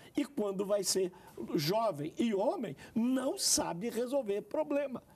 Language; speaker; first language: Portuguese; native; Portuguese